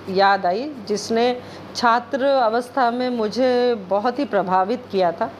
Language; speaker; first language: Hindi; non-native, local second language; Bangla